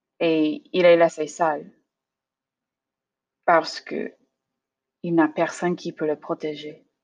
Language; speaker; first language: French; non-native, learner; English